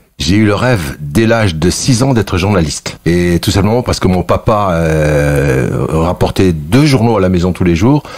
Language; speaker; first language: French; early bilingual, other home language; Kabyle